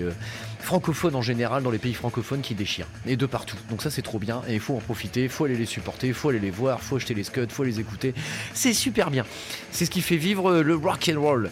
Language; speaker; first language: French; native; French